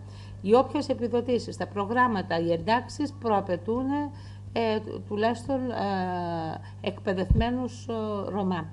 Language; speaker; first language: Greek; native; Greek